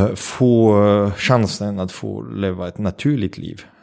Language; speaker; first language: Swedish; non-native, fluent; French